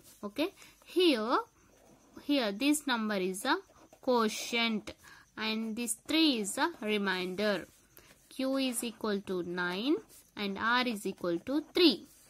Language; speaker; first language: English; non-native, local second language; Telugu